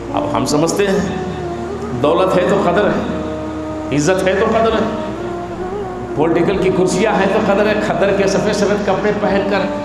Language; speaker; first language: Urdu; native; Urdu